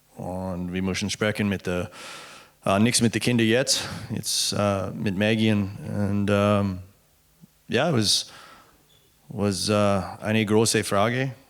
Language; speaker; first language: German; non-native, learner; English